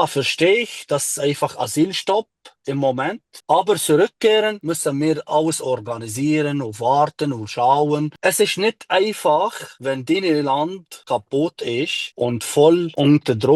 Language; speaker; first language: German; non-native, learner; Arabic